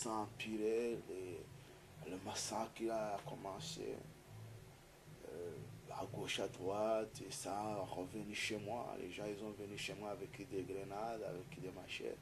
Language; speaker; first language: French; non-native, fluent; Kinyarwanda